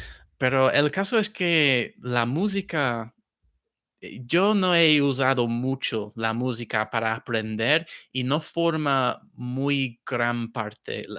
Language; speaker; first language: Spanish; non-native, fluent; English